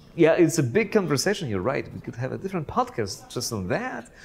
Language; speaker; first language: English; non-native, fluent; Polish